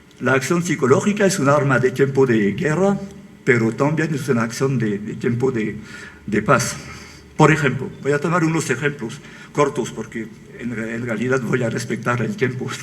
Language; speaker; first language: Spanish; non-native, fluent; French